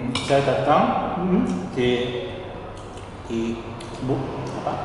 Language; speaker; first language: Indonesian; non-native, learner; Korean